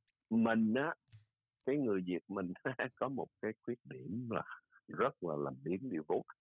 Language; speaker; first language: Vietnamese; native; Vietnamese